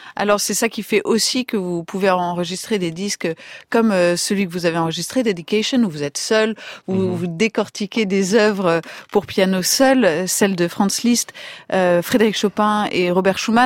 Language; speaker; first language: French; native; French